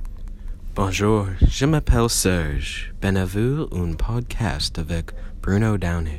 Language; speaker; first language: French; non-native, learner; English